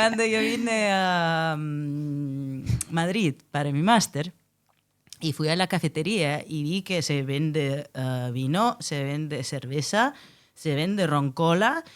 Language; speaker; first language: Spanish; non-native, fluent; Russian